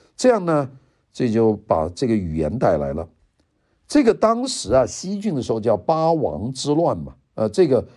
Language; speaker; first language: Chinese; non-native, local second language; Cantonese